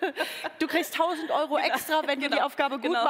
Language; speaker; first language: German; native; German